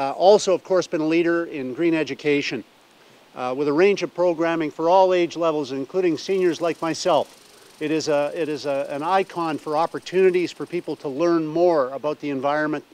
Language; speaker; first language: English; native; English